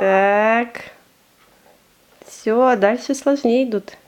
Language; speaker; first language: Russian; native; Russian